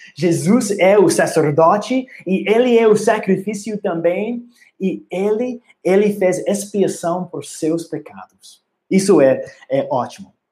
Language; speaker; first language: Portuguese; non-native, learner; English